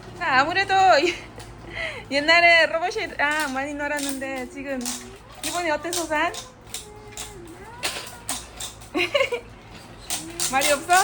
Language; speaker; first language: Korean; non-native, fluent; Spanish